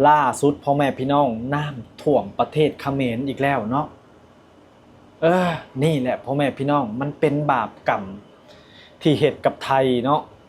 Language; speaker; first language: Thai; non-native, local second language; Lao